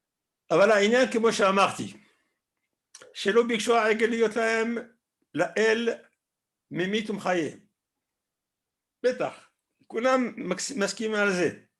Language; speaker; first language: Hebrew; non-native, fluent; French